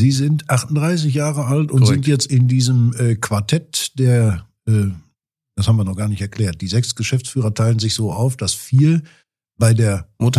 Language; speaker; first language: German; native; German